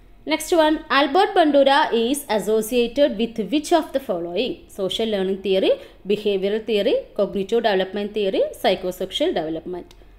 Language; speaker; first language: English; non-native, local second language; Malayalam